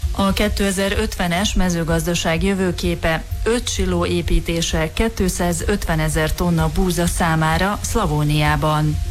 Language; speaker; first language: Hungarian; native; Hungarian